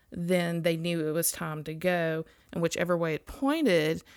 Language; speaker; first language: English; native; English